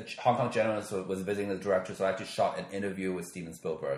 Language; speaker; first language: English; non-native, local second language; Cantonese